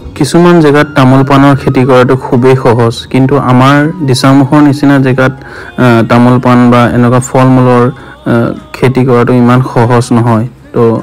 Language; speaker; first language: Assamese; non-native, local second language; Mising